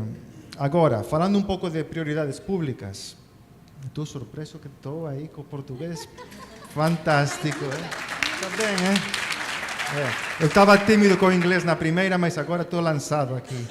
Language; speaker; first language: Portuguese; non-native, fluent; Spanish